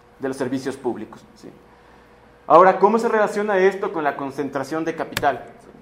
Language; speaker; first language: Spanish; native; Spanish